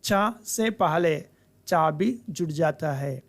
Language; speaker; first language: Hindi; non-native, local second language; Telugu